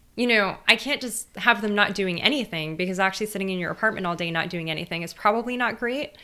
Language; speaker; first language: English; native; English